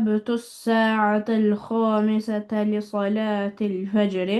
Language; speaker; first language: Arabic; non-native, learner; Albanian